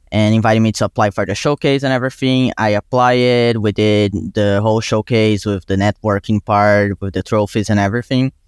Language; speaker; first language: English; non-native, fluent; Portuguese